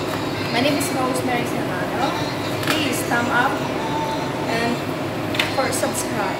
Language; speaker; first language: English; non-native, local second language; Filipino